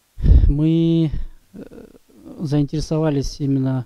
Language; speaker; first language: Russian; non-native, local second language; Kyrgyz